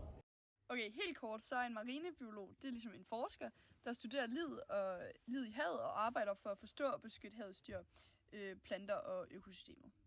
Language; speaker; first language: Danish; native; Danish